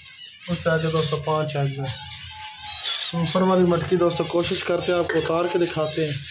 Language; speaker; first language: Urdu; non-native, local second language; Punjabi